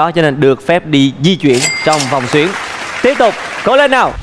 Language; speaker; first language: Vietnamese; native; Vietnamese